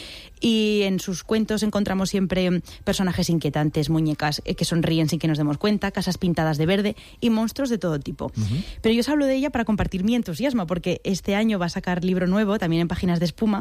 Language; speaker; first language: Spanish; native; Spanish